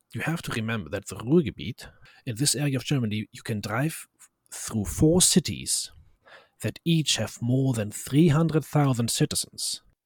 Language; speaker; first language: English; non-native, fluent; German